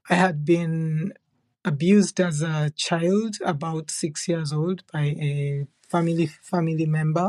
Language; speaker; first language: English; non-native, local second language; Ganda